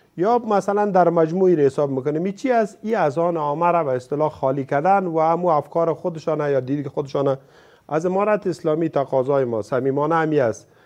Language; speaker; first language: Persian; native; Persian